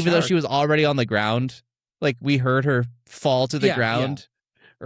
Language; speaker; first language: English; native; English